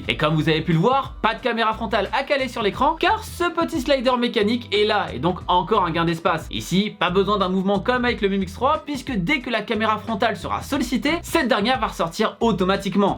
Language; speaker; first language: French; native; French